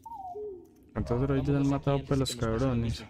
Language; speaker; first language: Spanish; native; Spanish